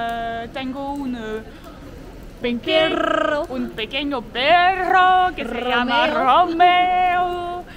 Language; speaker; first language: Spanish; non-native, learner; French